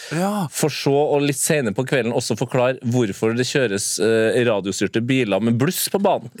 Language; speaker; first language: Norwegian; native; Norwegian